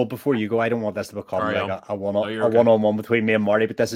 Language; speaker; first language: English; native; English